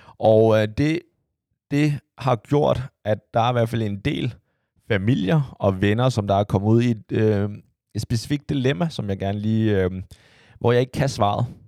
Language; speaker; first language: Danish; early bilingual, other home language; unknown